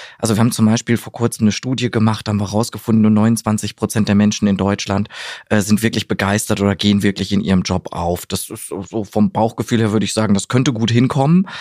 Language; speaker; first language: German; native; German